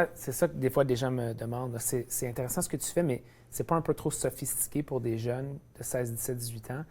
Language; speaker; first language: French; native; French